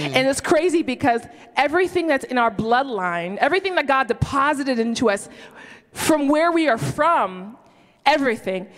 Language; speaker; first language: English; early bilingual, other home language; Yoruba